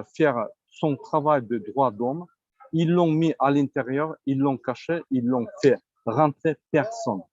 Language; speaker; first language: French; non-native, learner; Turkmen